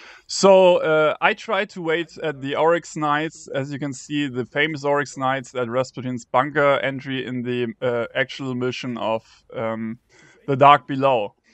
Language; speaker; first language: English; non-native, fluent; German